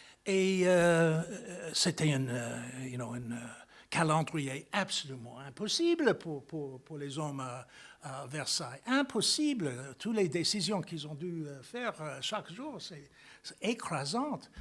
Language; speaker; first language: French; non-native, fluent; English